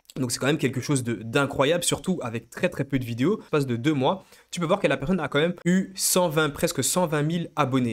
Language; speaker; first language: French; native; French